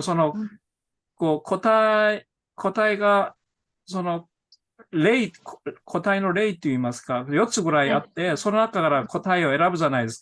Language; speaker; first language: Japanese; non-native, fluent; Korean